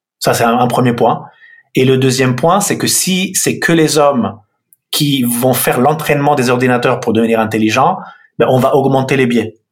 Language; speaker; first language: French; non-native, fluent; Italian